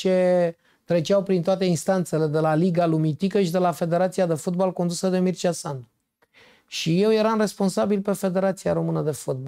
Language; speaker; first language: Romanian; native; Romanian